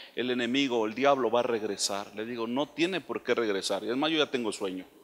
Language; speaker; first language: Spanish; native; Spanish